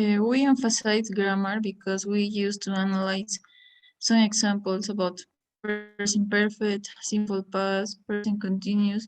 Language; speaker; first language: English; non-native, learner; Spanish